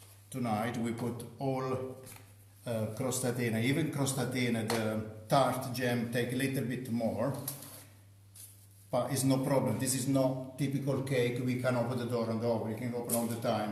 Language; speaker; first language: English; non-native, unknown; Italian